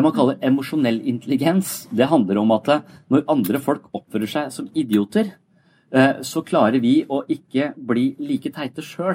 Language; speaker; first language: Norwegian; native; Norwegian